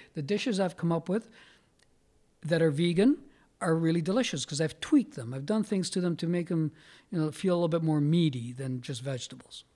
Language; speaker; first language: English; early bilingual, other home language; Italian